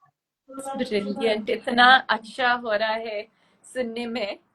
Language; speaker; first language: Hindi; non-native, local second language; Tulu